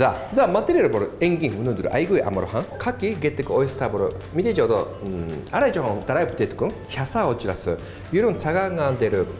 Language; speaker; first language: Mongolian; non-native, fluent; Japanese